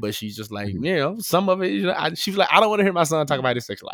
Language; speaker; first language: English; native; English